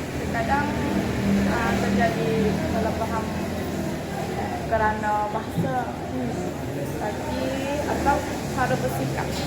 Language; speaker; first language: Indonesian; non-native, local second language; Malay